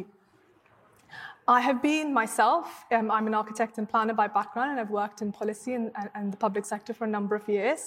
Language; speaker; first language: English; non-native, local second language; Hindi